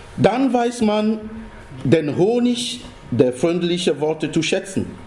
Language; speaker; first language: German; non-native, fluent; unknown